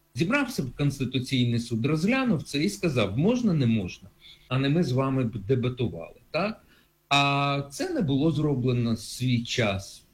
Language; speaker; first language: Ukrainian; native; Ukrainian